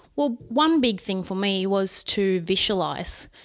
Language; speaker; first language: English; non-native, fluent; Swedish